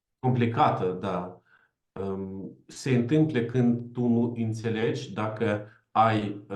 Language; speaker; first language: Romanian; non-native, learner; Ukrainian